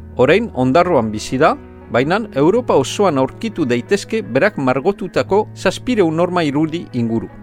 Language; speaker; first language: Basque; native; Basque